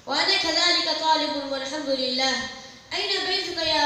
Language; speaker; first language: Arabic; non-native, learner; Urdu